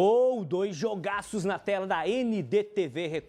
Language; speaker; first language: Portuguese; native; Portuguese